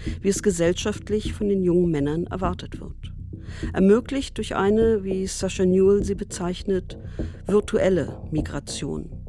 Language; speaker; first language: German; native; German